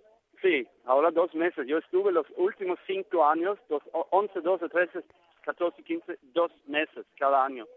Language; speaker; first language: Spanish; non-native, learner; Norwegian